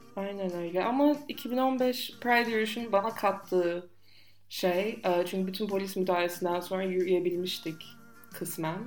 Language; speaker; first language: Turkish; non-native, fluent; English